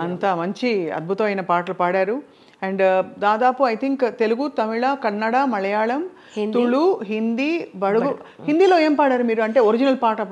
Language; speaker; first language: Telugu; native; Telugu